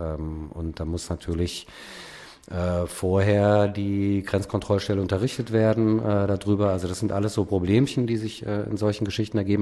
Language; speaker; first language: German; native; German